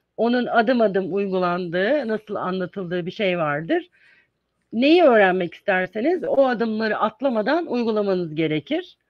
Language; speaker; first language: Turkish; native; Turkish